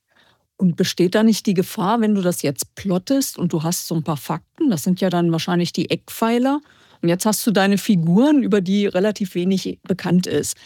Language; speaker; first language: German; native; German